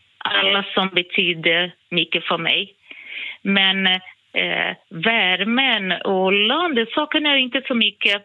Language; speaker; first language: Swedish; non-native, fluent; Portuguese